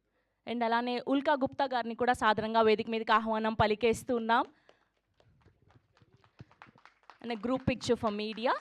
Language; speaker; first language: Telugu; native; Telugu